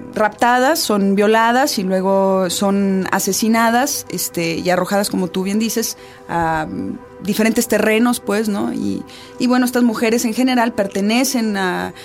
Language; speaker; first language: Spanish; native; Spanish